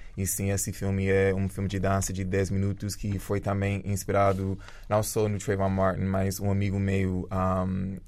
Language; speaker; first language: Portuguese; early bilingual, other home language; Jamaican Creole English